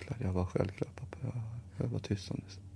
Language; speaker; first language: Swedish; early bilingual, other home language; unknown